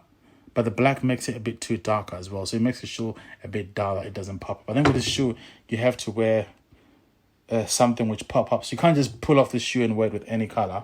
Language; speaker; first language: English; native; English